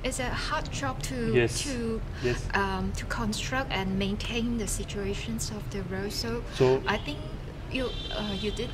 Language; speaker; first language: English; non-native, local second language; Cantonese